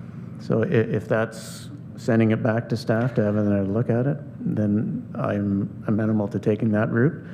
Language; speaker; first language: English; native; English